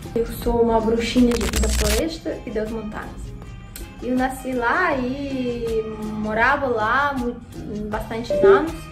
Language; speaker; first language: Portuguese; non-native, learner; Russian